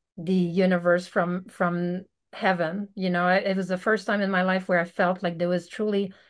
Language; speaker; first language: English; native; English